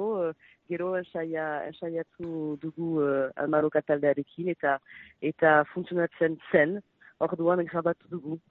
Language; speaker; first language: Basque; non-native, local second language; French